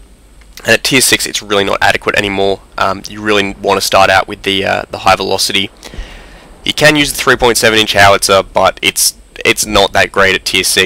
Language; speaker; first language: English; native; English